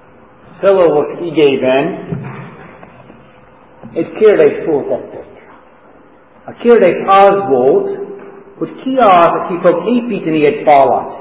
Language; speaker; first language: Hungarian; non-native, learner; English